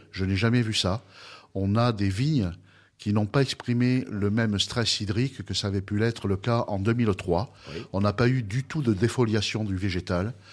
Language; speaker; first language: French; native; French